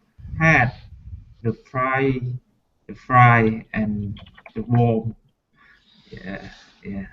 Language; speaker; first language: English; non-native, learner; Thai